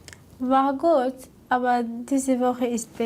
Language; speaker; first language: German; non-native, learner; Kurdish